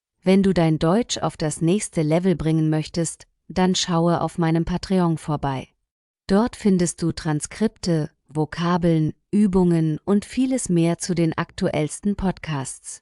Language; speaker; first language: German; native; German